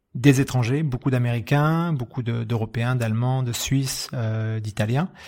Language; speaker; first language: French; native; French